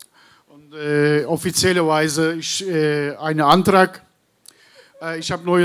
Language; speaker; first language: German; non-native, learner; Turkish